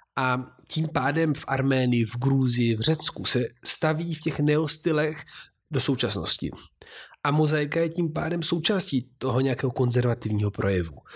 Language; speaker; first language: Czech; non-native, fluent; Italian